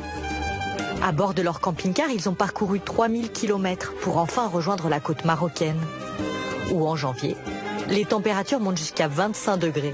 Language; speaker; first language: French; native; French